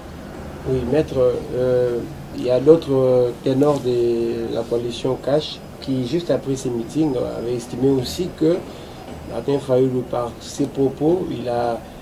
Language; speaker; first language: French; non-native, local second language; Lingala